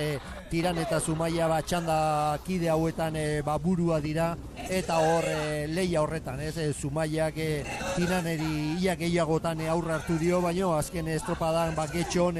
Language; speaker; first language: Basque; native; Basque